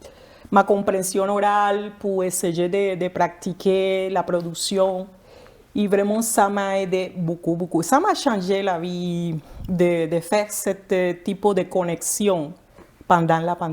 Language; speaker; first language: French; non-native, fluent; Spanish